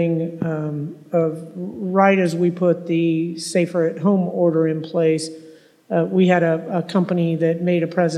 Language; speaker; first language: English; native; English